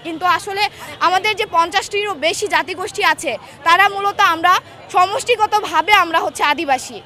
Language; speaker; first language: Bangla; non-native, local second language; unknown